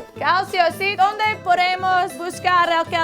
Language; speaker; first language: Spanish; non-native, fluent; English